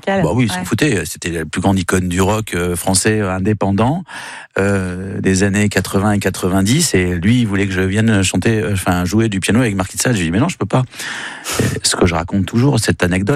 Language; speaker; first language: French; native; French